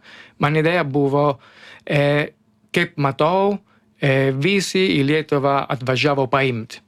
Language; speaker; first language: Lithuanian; non-native, learner; Italian